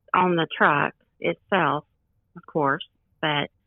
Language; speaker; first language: English; native; English